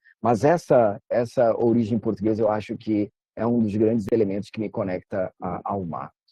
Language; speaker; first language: Portuguese; native; Portuguese